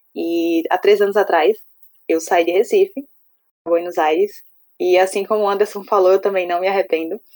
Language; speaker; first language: Portuguese; native; Portuguese